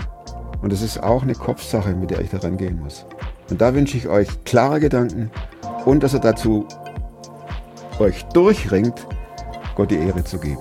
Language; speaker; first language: German; native; German